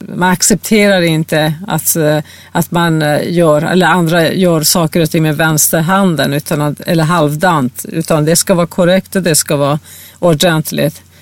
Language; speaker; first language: Swedish; non-native, fluent; Persian